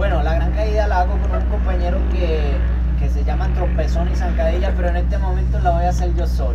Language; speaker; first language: Spanish; native; Spanish